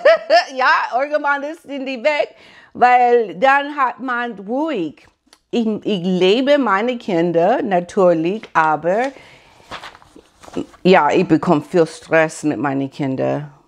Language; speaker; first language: German; non-native, learner; English